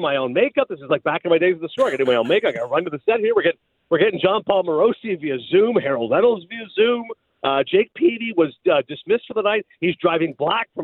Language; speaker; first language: English; native; English